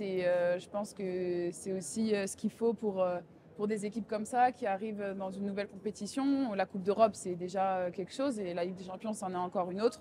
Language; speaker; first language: French; native; French